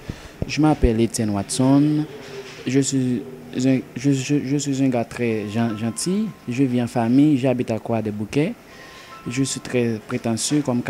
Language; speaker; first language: French; non-native, local second language; Haitian Creole